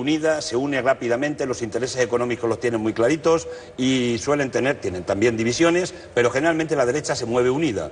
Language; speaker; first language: Spanish; native; Spanish